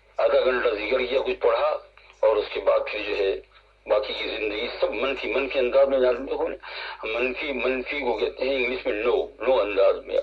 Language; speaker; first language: Urdu; non-native, local second language; Gujarati